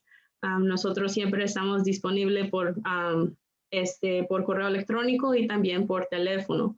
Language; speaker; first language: Spanish; non-native, local second language; English